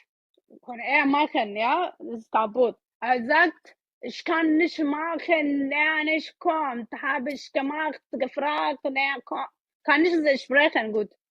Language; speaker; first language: German; non-native, learner; Oromo